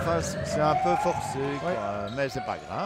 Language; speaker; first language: French; native; French